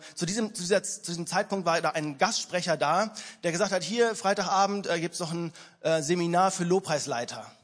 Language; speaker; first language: German; native; German